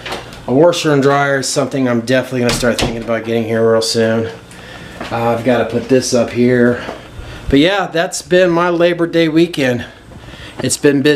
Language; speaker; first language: English; native; English